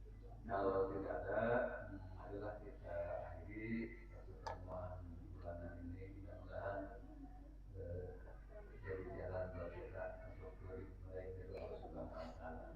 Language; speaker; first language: Indonesian; native; Indonesian